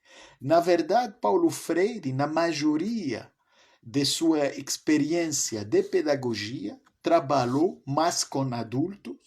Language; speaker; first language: Portuguese; non-native, fluent; French